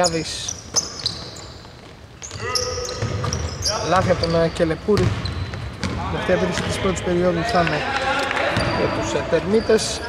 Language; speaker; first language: Greek; native; Greek